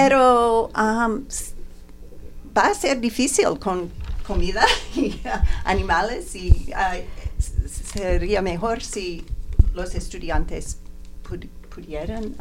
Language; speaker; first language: Spanish; non-native, learner; English